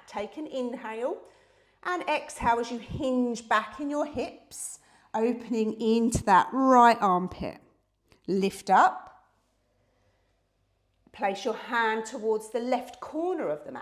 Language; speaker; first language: English; native; English